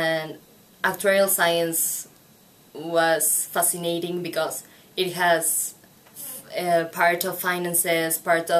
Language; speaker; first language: English; non-native, fluent; Spanish